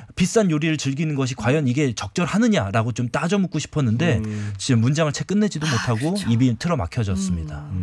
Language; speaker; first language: Korean; native; Korean